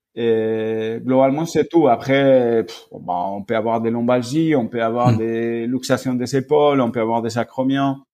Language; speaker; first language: French; non-native, fluent; Spanish